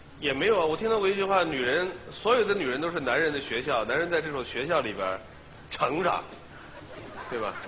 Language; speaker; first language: Chinese; native; Chinese